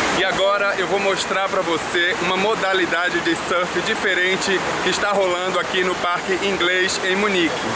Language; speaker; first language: Portuguese; native; Portuguese